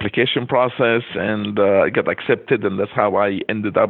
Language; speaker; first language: English; non-native, fluent; Hebrew